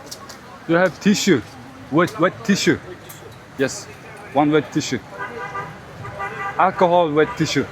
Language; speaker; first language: English; non-native, learner; Mongolian